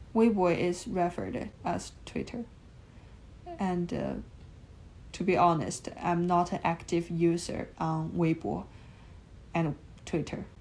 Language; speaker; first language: English; non-native, fluent; Chinese